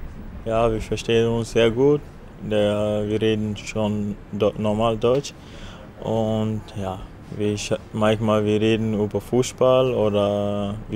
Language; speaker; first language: German; non-native, fluent; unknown